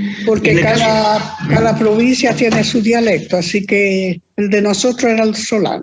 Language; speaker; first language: Spanish; early bilingual, other home language; Italian